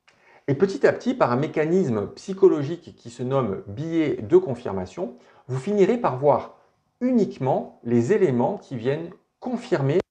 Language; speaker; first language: French; native; French